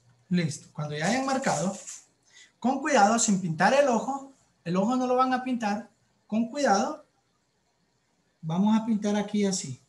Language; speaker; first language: Spanish; native; Spanish